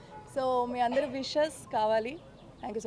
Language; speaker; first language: Telugu; non-native, fluent; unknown